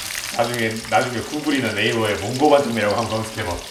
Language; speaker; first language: Korean; native; Korean